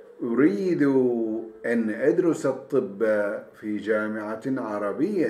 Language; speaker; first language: Arabic; non-native, fluent; Turkish